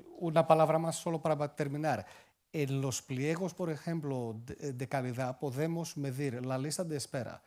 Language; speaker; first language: Spanish; non-native, fluent; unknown